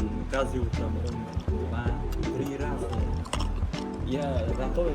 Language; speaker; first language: Russian; non-native, learner; Vietnamese